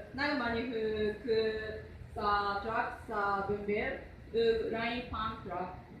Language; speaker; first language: Cebuano; non-native, learner; Japanese